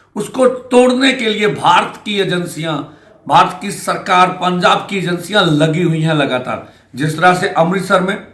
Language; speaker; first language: Hindi; non-native, local second language; Punjabi